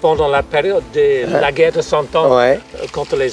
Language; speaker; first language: French; non-native, fluent; English